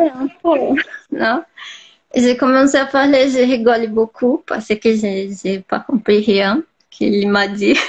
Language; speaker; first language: French; non-native, learner; Portuguese